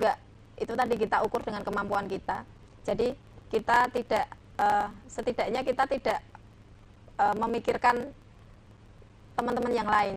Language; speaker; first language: Indonesian; native; Indonesian